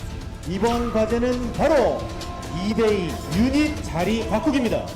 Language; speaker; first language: Korean; native; Korean